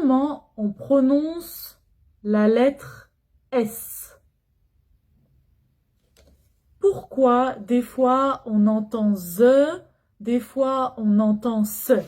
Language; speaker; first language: French; non-native, fluent; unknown